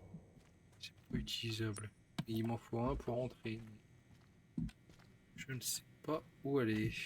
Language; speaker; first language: French; native; French